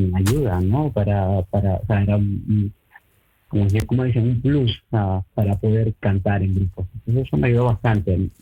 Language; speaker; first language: Spanish; native; Spanish